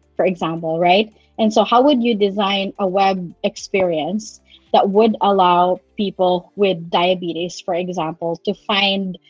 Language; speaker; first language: English; non-native, local second language; Cebuano